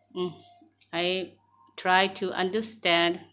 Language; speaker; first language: English; non-native, learner; Thai